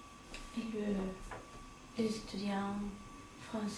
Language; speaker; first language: French; non-native, learner; Spanish